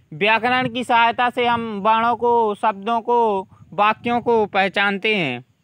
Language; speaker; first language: Hindi; native; Hindi